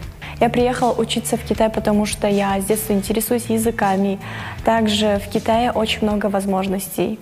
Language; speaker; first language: Russian; non-native, local second language; Kyrgyz